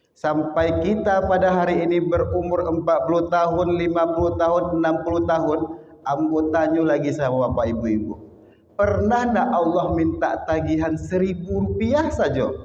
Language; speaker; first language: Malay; non-native, local second language; Minangkabau